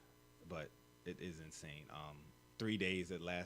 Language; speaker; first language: English; native; English